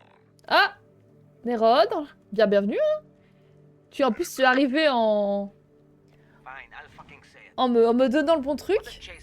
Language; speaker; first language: French; native; French